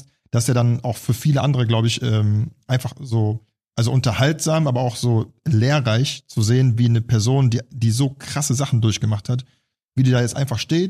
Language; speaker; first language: German; native; German